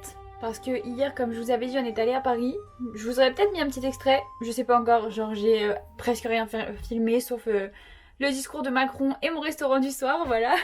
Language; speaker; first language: French; native; French